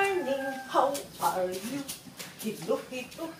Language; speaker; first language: English; non-native, learner; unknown